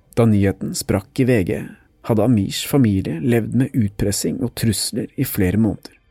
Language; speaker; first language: Norwegian; native; Norwegian